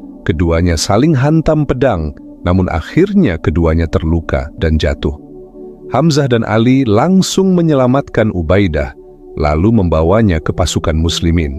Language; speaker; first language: Indonesian; native; Indonesian